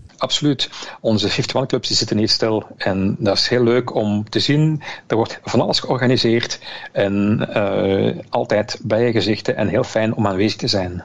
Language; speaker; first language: Dutch; native; Dutch